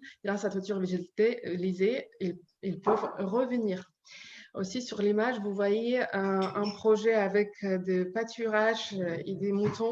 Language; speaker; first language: French; non-native, learner; Ukrainian